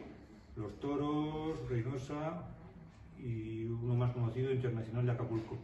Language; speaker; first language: Spanish; native; Spanish